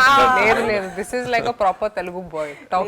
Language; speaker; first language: Telugu; non-native, fluent; Hindi